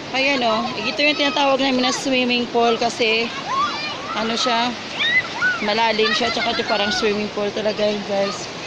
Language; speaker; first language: Filipino; non-native, local second language; Hiligaynon